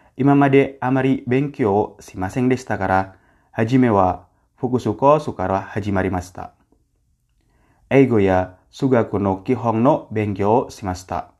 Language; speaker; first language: Japanese; non-native, learner; Indonesian